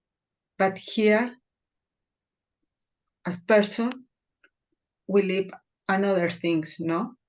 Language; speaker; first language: English; non-native, fluent; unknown